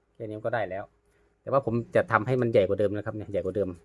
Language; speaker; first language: Thai; native; Thai